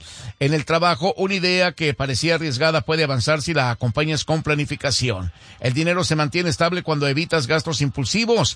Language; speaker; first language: Spanish; native; Spanish